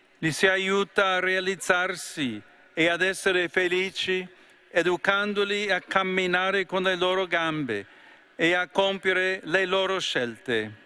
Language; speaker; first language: Italian; non-native, fluent; English